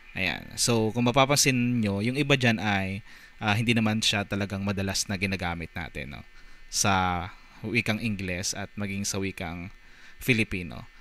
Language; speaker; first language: Filipino; native; Filipino